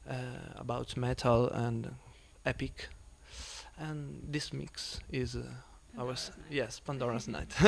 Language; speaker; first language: English; non-native, learner; Italian